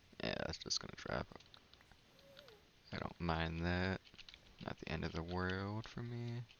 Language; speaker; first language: English; native; English